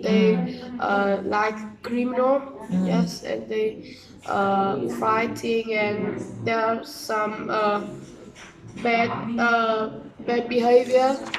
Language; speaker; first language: English; non-native, learner; Vietnamese